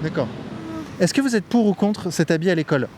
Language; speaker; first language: French; native; French